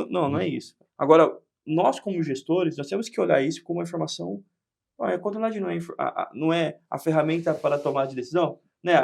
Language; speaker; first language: Portuguese; native; Portuguese